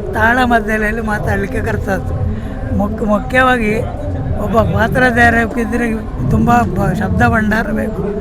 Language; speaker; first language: Kannada; native; Kannada